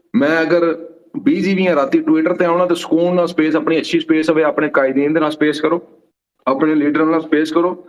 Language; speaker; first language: Urdu; non-native, local second language; Punjabi